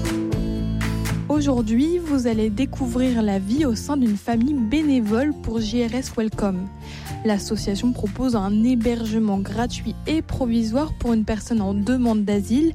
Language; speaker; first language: French; native; French